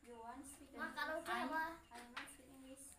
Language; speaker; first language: English; non-native, learner; Indonesian